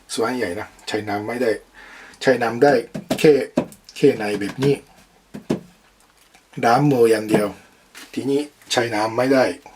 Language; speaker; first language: Thai; non-native, learner; Japanese